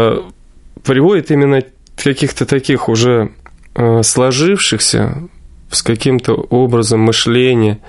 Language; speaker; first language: Russian; native; Russian